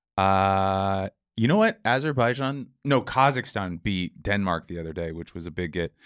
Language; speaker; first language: English; native; English